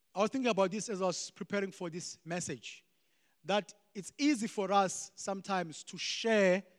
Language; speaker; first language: English; non-native, local second language; Xhosa